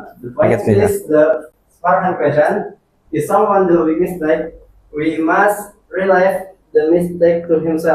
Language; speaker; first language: English; non-native, learner; Indonesian